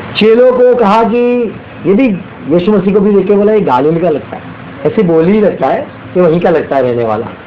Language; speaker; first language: Hindi; non-native, local second language; Gujarati